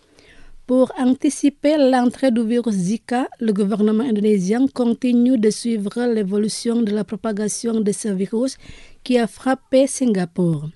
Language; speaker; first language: French; non-native, fluent; Indonesian